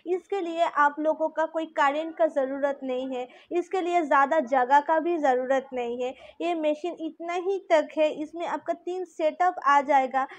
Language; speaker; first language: Hindi; non-native, local second language; Bangla